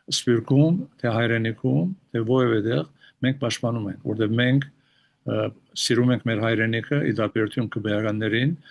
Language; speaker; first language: Armenian; early bilingual, heritage; Armenian